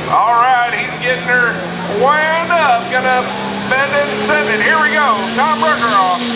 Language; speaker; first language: English; native; English